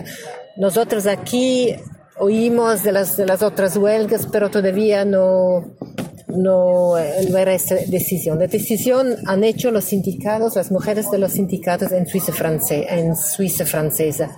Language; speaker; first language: Spanish; non-native, learner; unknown